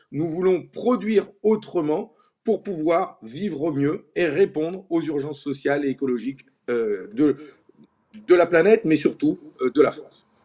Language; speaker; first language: French; native; French